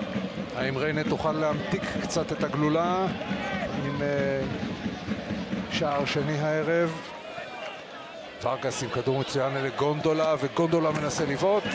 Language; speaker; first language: Hebrew; native; Hebrew